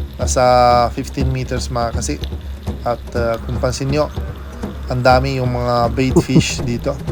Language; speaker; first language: Filipino; non-native, fluent; Italian